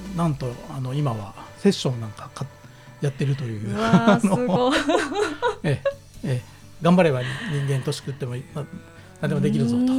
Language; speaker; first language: Japanese; native; Japanese